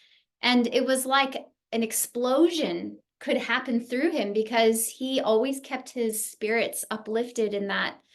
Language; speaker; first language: English; native; English